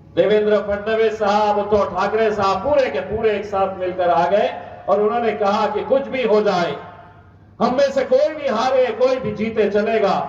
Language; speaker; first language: Hindi; non-native, local second language; Urdu